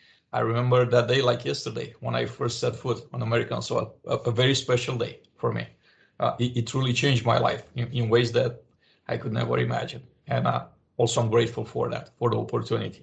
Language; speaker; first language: English; non-native, fluent; Romanian